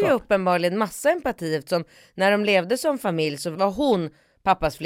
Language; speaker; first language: Swedish; native; Swedish